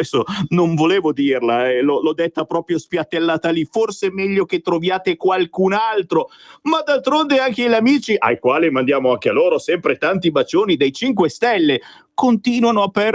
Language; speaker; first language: Italian; native; Italian